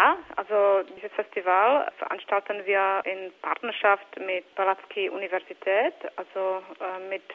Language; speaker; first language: German; non-native, fluent; Czech